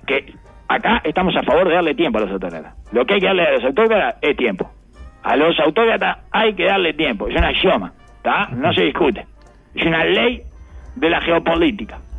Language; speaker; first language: Spanish; native; Spanish